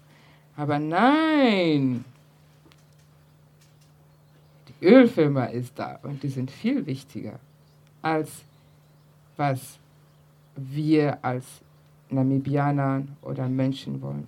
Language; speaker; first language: German; early bilingual, other home language; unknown